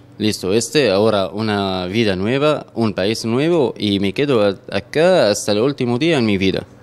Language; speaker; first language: Spanish; non-native, learner; Arabic